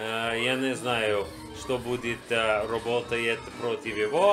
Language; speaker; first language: Russian; non-native, learner; English